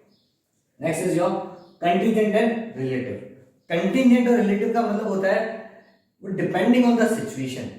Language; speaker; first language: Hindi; native; Hindi